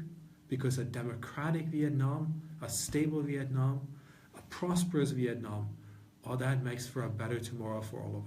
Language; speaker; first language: English; non-native, fluent; Norwegian